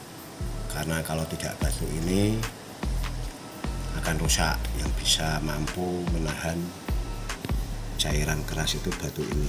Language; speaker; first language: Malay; non-native, local second language; Javanese